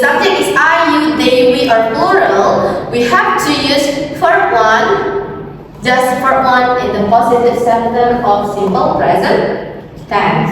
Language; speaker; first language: English; non-native, learner; Indonesian